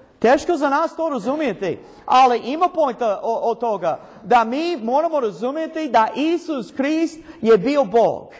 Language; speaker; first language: Croatian; non-native, learner; English